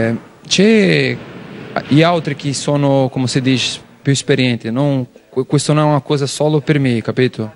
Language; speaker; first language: Italian; non-native, learner; Portuguese